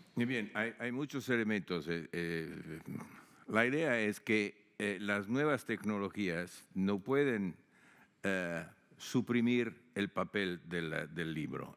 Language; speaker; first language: Spanish; non-native, fluent; Italian